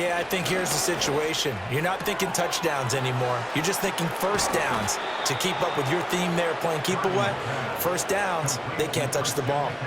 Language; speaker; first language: English; native; English